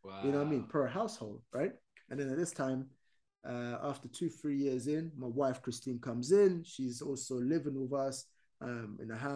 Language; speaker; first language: English; non-native, fluent; Arabic